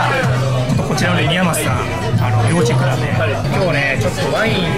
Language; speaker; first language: Japanese; native; Japanese